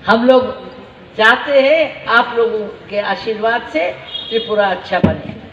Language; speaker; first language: Hindi; non-native, local second language; Bangla